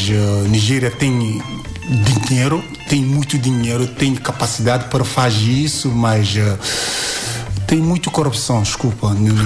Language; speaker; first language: Portuguese; non-native, learner; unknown